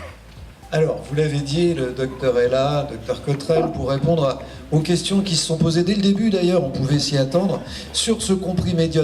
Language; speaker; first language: French; native; French